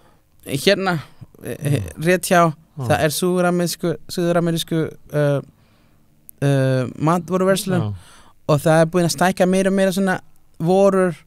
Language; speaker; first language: Icelandic; non-native, fluent; Spanish